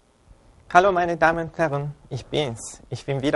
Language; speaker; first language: German; non-native, fluent; Korean